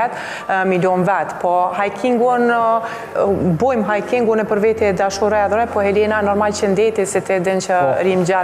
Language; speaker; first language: Albanian; native; Albanian